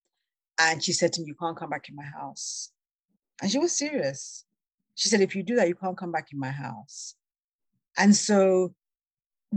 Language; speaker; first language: English; native; English